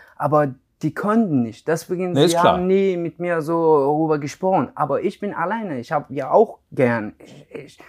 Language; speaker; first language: German; non-native, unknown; Persian